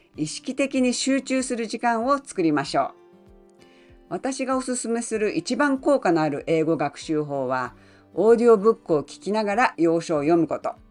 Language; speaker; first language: Japanese; native; Japanese